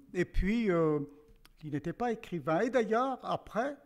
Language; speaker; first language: French; non-native, local second language; Armenian